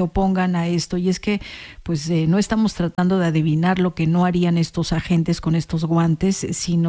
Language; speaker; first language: Spanish; native; Spanish